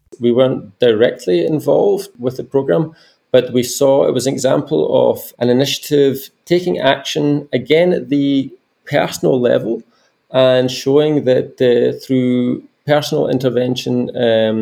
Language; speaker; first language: English; native; English